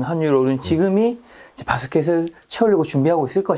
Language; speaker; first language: Korean; native; Korean